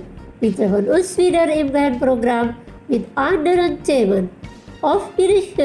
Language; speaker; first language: German; non-native, fluent; Indonesian